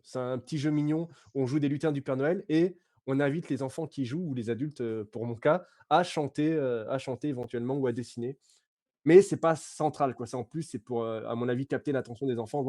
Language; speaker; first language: French; native; French